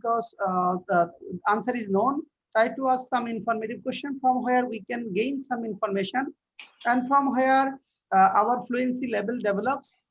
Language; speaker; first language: English; non-native, local second language; Bangla